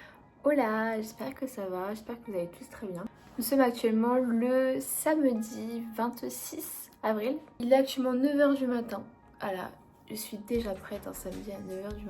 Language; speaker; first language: French; native; French